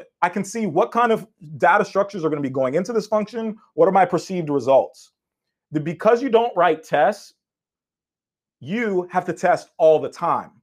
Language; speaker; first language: English; native; English